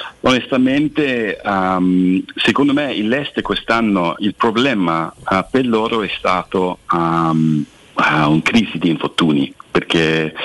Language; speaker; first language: Italian; non-native, fluent; English